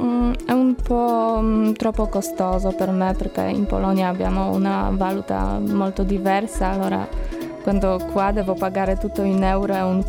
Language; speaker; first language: Italian; non-native, learner; Polish